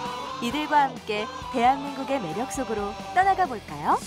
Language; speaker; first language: Korean; native; Korean